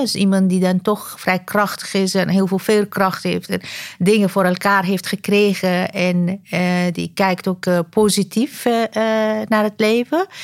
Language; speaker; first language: Dutch; non-native, fluent; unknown